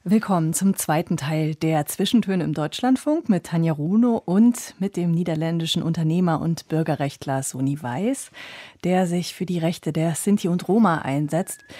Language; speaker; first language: German; native; German